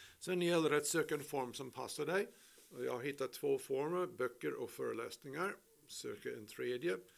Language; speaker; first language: Swedish; non-native, fluent; English